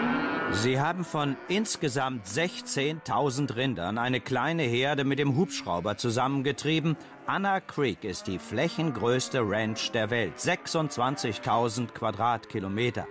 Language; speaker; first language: German; native; German